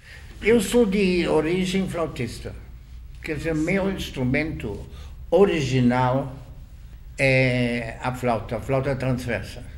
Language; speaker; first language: Portuguese; non-native, fluent; German